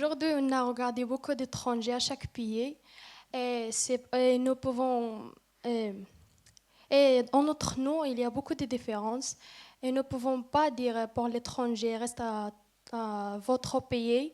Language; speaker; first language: French; non-native, learner; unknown